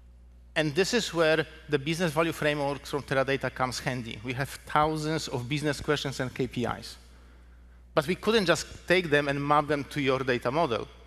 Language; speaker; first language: English; non-native, fluent; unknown